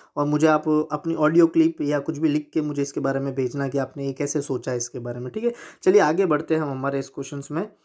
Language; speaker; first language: Hindi; non-native, local second language; Gujarati